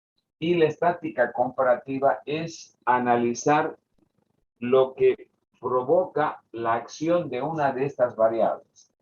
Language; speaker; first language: Spanish; native; Spanish